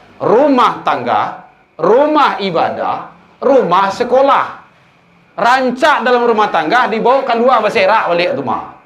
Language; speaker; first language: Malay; non-native, local second language; Minangkabau